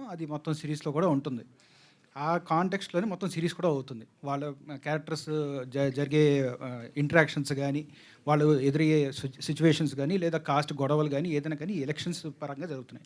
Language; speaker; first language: Telugu; native; Telugu